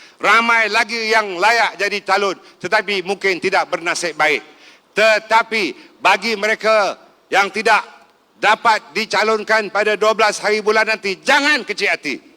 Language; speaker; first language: Malay; native; Malay